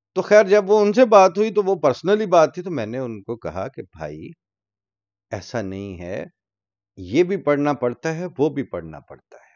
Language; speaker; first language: Urdu; non-native, local second language; Punjabi